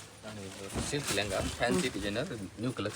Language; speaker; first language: Kannada; non-native, local second language; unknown